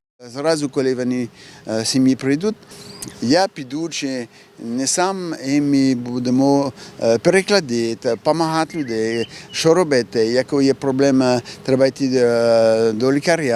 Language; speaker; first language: Ukrainian; non-native, learner; French